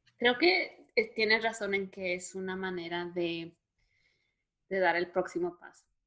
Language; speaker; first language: Spanish; native; Spanish